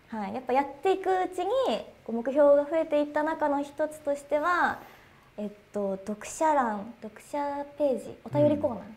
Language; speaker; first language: Japanese; native; Japanese